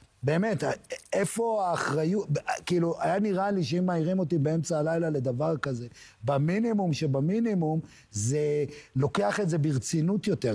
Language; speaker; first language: Hebrew; native; Hebrew